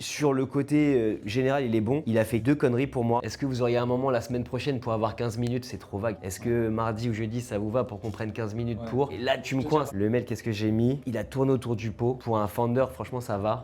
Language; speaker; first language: French; native; French